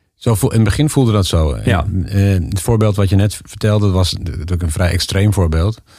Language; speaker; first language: Dutch; native; Dutch